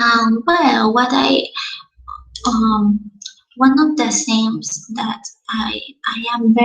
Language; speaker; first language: English; non-native, learner; Spanish